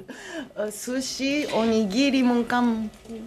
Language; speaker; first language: Romanian; non-native, learner; Japanese